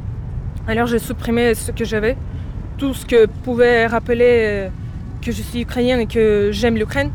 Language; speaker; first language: French; non-native, fluent; Ukrainian